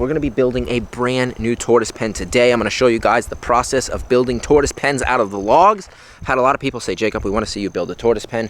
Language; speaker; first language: English; native; English